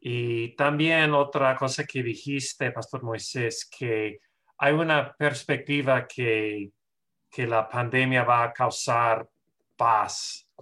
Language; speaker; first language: Spanish; non-native, fluent; English